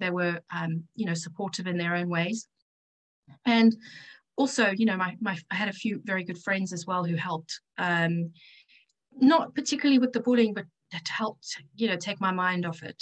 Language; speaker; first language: English; native; English